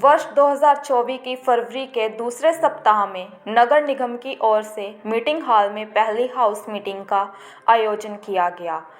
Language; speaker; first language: Hindi; non-native, local second language; Punjabi